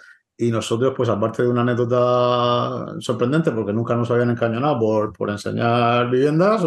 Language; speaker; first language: Spanish; native; Spanish